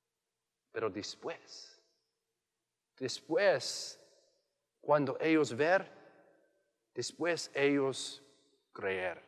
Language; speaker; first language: Spanish; non-native, learner; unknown